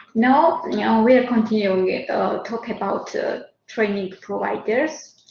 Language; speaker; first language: English; non-native, fluent; Georgian